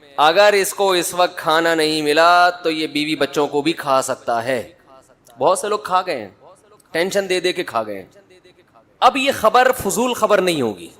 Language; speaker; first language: Urdu; native; Urdu